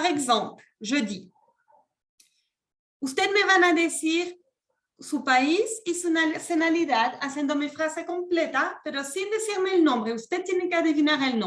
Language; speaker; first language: Spanish; non-native, fluent; French